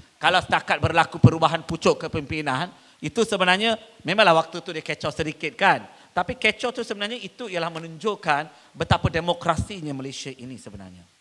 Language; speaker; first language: Malay; non-native, local second language; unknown